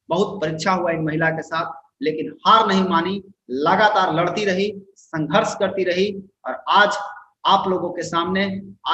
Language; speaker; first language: Hindi; native; Hindi